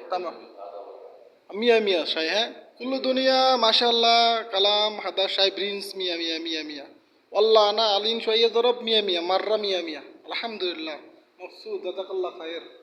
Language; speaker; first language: Arabic; non-native, learner; Bangla